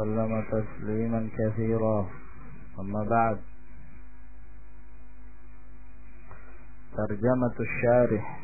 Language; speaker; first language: Arabic; non-native, fluent; Indonesian